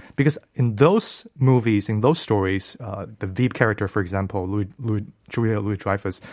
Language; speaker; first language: English; non-native, fluent; Chinese